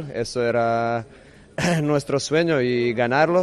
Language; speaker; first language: Spanish; non-native, fluent; Croatian